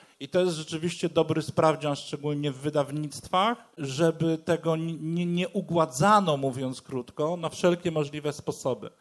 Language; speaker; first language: Polish; native; Polish